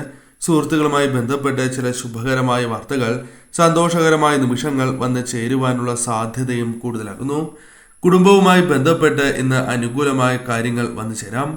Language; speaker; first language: Malayalam; native; Malayalam